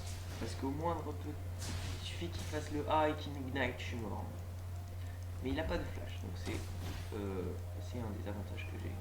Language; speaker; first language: French; native; French